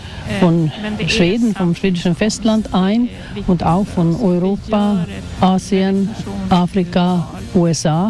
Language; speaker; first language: German; non-native, fluent; Swedish